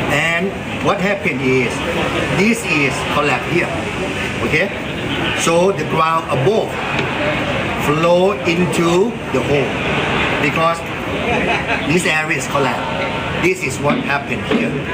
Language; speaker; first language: English; non-native, fluent; Thai